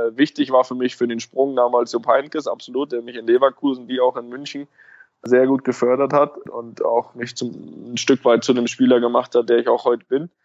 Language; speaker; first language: German; native; German